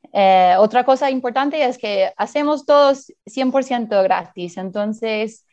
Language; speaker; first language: Spanish; early bilingual, heritage; Spanish